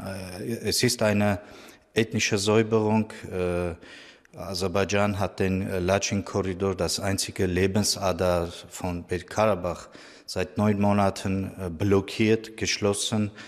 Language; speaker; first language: German; non-native, fluent; Armenian